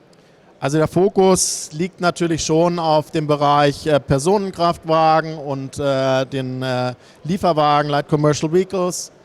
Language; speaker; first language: German; native; German